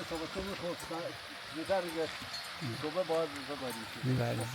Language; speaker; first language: Persian; non-native, local second language; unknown